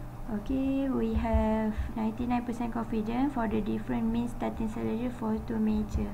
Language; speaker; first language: English; non-native, local second language; Malay